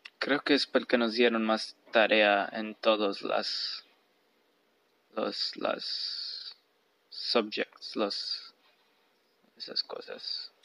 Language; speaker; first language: Spanish; early bilingual, heritage; Spanish